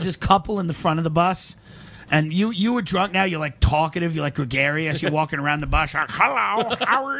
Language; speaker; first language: English; native; English